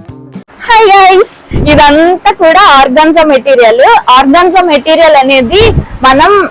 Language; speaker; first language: Telugu; native; Telugu